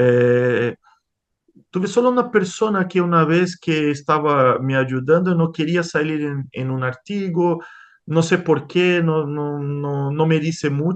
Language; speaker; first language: Spanish; non-native, fluent; Portuguese